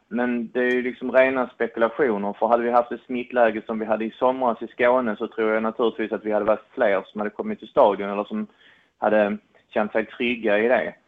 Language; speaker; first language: Swedish; native; Swedish